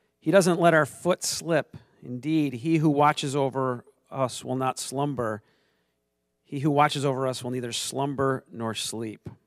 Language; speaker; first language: English; native; English